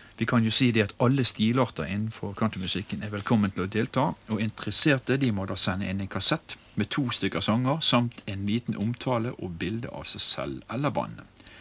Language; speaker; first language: Norwegian; native; Norwegian